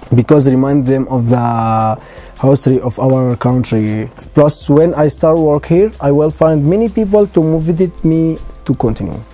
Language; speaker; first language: English; non-native, learner; Arabic